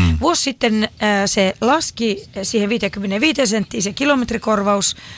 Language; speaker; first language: Finnish; native; Finnish